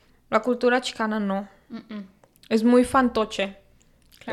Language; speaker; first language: Spanish; early bilingual, heritage; Spanish